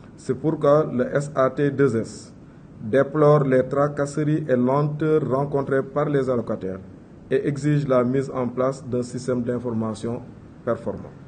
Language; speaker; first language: French; non-native, local second language; Wolof